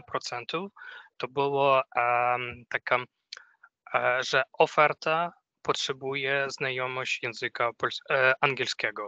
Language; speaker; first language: Polish; non-native, fluent; Ukrainian